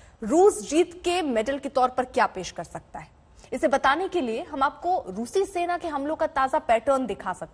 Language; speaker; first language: Hindi; native; Hindi